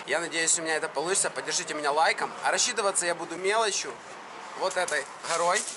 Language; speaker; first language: Russian; native; Russian